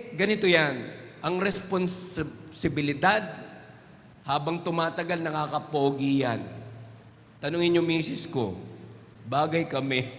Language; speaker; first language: Filipino; non-native, local second language; Waray